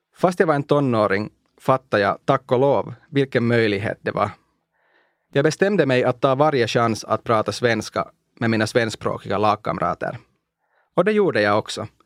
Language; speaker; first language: Swedish; non-native, local second language; Finnish